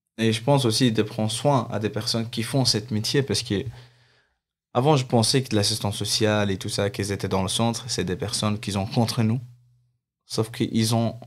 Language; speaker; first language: French; non-native, fluent; Arabic